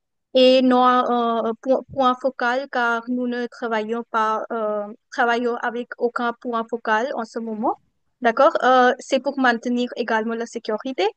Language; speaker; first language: French; non-native, fluent; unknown